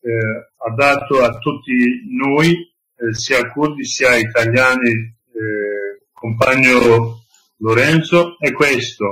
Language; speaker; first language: Italian; non-native, learner; Kurdish